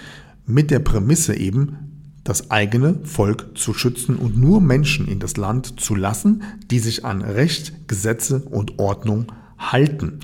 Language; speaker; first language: German; native; German